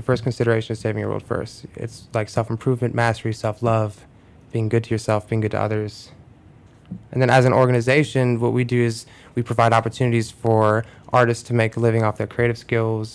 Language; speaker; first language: English; native; English